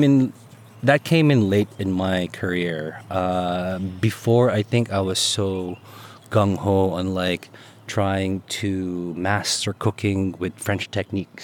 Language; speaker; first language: English; non-native, local second language; Filipino